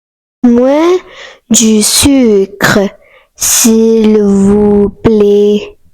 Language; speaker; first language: French; non-native, learner; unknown